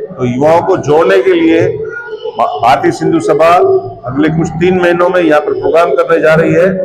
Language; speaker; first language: Hindi; non-native, local second language; Sindhi